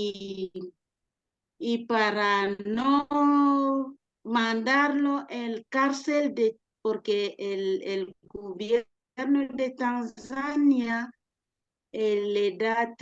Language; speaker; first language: Spanish; non-native, learner; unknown